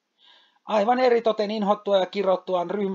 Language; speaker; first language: Finnish; native; Finnish